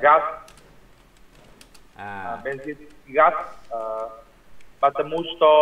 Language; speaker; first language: Russian; non-native, learner; Vietnamese